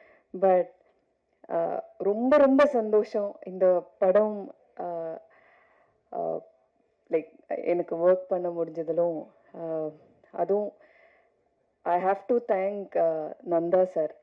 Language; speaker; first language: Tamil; non-native, fluent; Malayalam